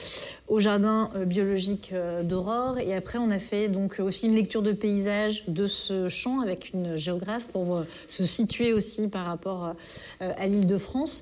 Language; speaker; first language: French; native; French